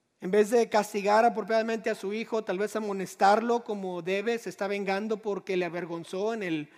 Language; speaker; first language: Spanish; native; Spanish